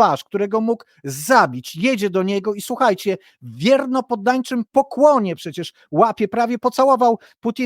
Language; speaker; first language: Polish; native; Polish